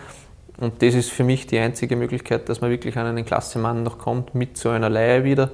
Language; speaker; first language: German; native; German